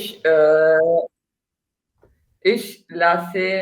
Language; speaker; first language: German; non-native, learner; Hindi